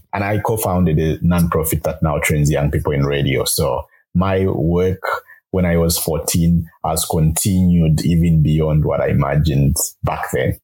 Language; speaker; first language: English; non-native, local second language; Bemba